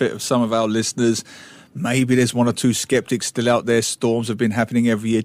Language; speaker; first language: English; native; English